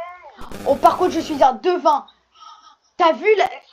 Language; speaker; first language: French; native; French